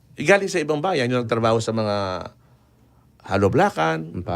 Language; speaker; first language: Filipino; non-native, local second language; Pampanga